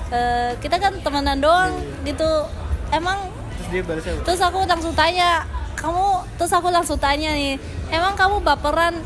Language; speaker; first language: Indonesian; early bilingual, heritage; Indonesian